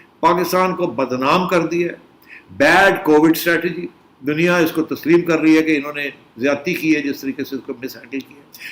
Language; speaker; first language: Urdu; non-native, local second language; Punjabi